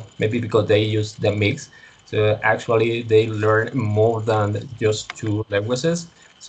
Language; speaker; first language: English; non-native, learner; Spanish